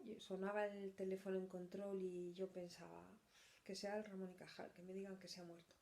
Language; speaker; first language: Spanish; native; Spanish